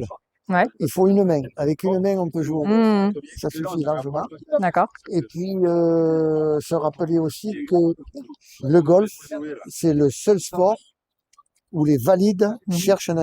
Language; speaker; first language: French; native; French